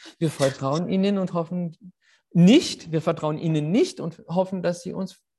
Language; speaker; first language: German; non-native, fluent; French